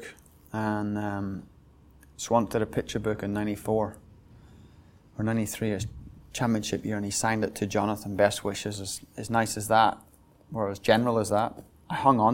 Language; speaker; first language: English; native; English